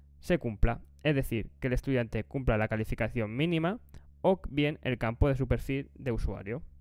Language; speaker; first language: Spanish; native; Spanish